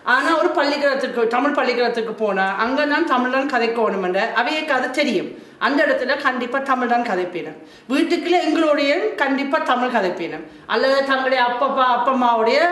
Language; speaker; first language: Tamil; non-native, fluent; German